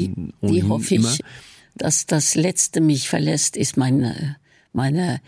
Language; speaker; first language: German; non-native, fluent; Norwegian